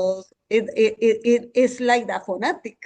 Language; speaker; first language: English; non-native, learner; Spanish